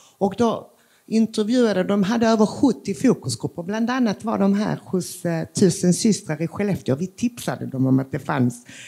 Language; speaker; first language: Swedish; early bilingual, other home language; Macedonian